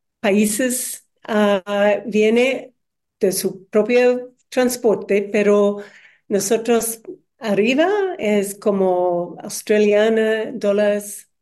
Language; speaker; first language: Spanish; non-native, fluent; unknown